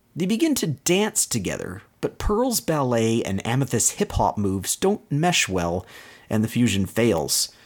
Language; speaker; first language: English; native; English